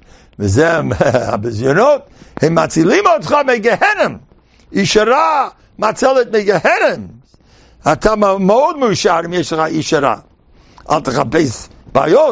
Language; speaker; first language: Hebrew; non-native, fluent; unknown